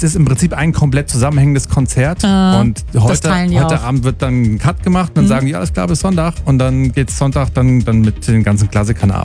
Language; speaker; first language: German; native; German